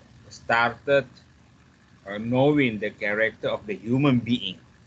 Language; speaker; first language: English; non-native, fluent; Buginese